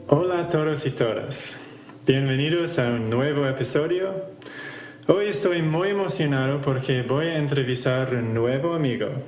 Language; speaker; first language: Spanish; non-native, fluent; English